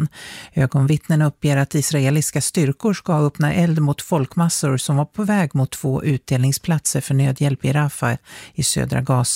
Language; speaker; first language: Swedish; native; Swedish